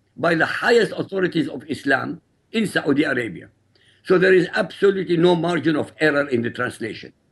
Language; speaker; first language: English; non-native, fluent; Arabic